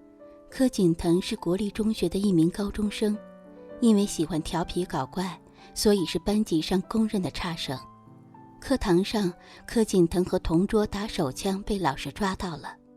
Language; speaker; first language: Chinese; native; Chinese